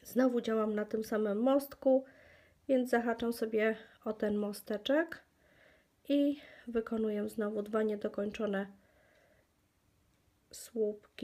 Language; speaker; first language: Polish; native; Polish